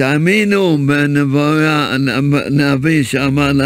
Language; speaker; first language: Hebrew; early bilingual, other home language; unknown